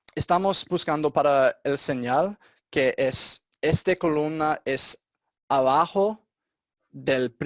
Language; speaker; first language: Spanish; non-native, learner; English